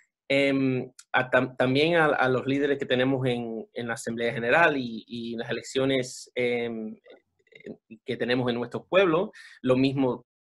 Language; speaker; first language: Spanish; early bilingual, other home language; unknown